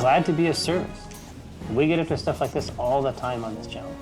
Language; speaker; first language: English; native; English